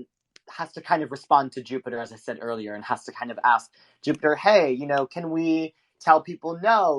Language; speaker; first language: English; native; English